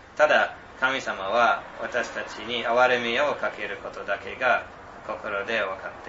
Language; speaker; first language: Japanese; non-native, fluent; English